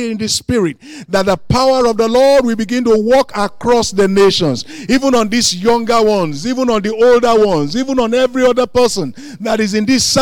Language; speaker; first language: English; non-native, local second language; Yoruba